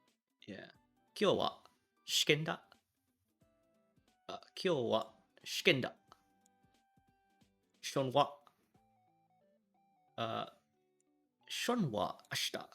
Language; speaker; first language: Japanese; non-native, learner; English